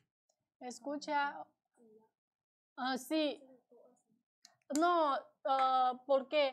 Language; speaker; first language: Spanish; non-native, learner; Chinese